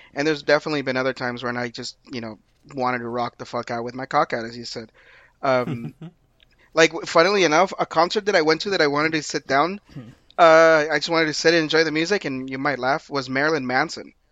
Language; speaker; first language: English; early bilingual, other home language; Spanish